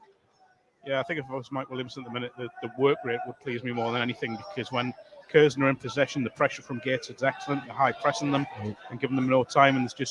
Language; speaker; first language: English; native; English